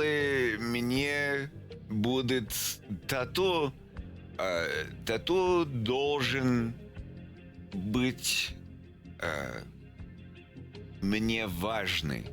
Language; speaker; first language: Russian; non-native, learner; English